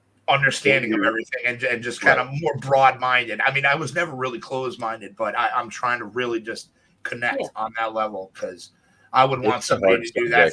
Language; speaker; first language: English; native; English